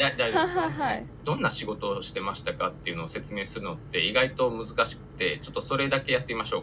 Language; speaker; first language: Japanese; native; Japanese